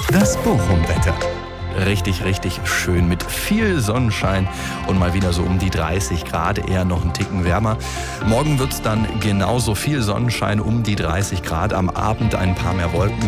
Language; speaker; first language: German; native; German